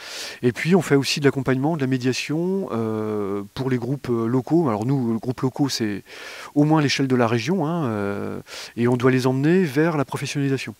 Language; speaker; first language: French; native; French